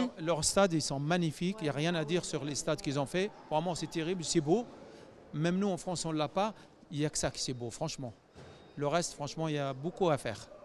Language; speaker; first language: French; native; French